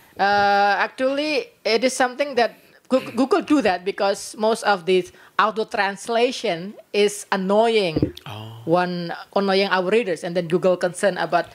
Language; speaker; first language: English; non-native, learner; Indonesian